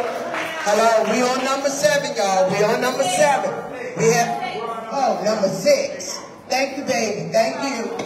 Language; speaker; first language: English; native; English